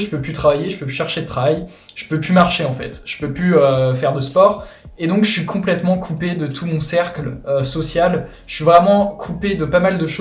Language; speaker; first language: French; native; French